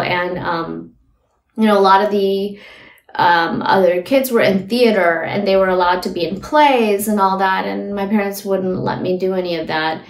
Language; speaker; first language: English; early bilingual, other home language; Hindi